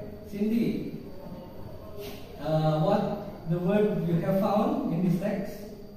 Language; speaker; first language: English; non-native, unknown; Indonesian